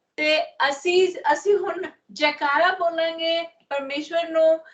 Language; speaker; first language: Punjabi; non-native, learner; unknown